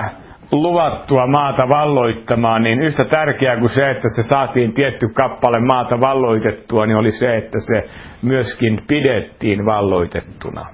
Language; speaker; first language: Finnish; native; Finnish